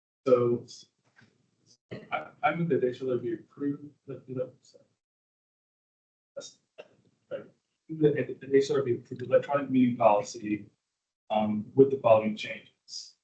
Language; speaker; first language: English; native; English